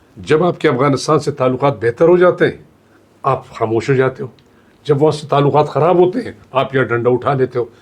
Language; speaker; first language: Urdu; non-native, local second language; Pashto